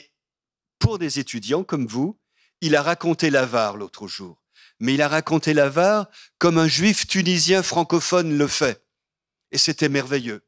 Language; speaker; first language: French; native; French